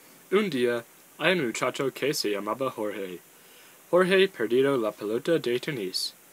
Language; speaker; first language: Spanish; non-native, learner; English